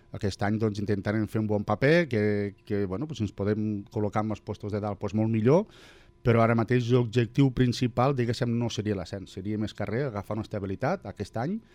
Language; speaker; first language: Catalan; native; Catalan